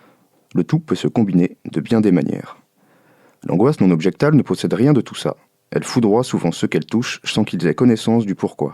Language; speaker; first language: French; native; French